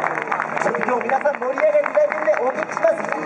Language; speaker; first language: Japanese; native; Japanese